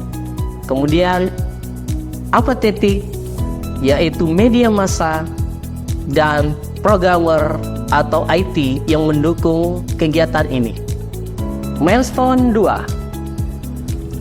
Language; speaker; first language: Indonesian; native; Indonesian